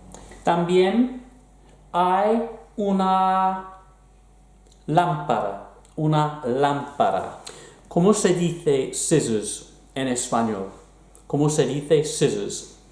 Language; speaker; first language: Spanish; non-native, fluent; English